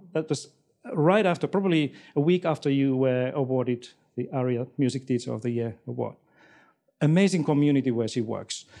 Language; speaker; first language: English; non-native, fluent; Finnish